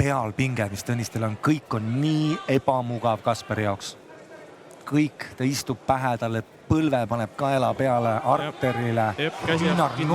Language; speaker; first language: Estonian; native; Estonian